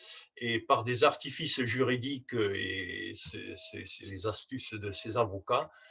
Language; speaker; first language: French; native; French